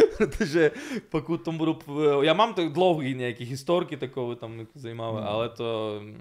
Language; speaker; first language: Czech; non-native, fluent; Russian